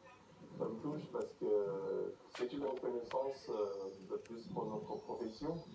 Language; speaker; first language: French; early bilingual, other home language; Chinese